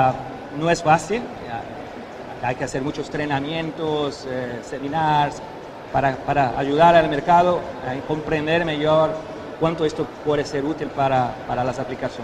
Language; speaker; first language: Spanish; non-native, fluent; Portuguese